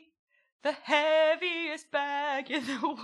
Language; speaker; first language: English; native; English